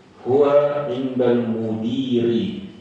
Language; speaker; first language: Arabic; non-native, fluent; Indonesian